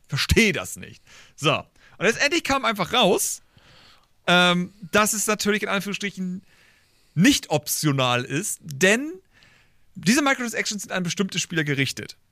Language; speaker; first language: German; native; German